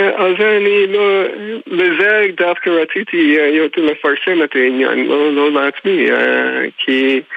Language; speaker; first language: Hebrew; non-native, fluent; English